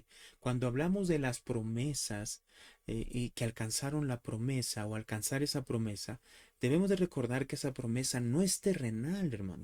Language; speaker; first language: Spanish; native; Spanish